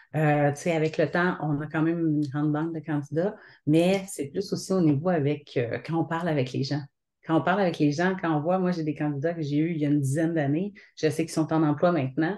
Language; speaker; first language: French; native; French